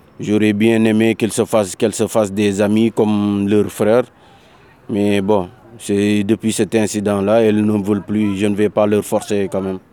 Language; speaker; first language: French; non-native, local second language; Wolof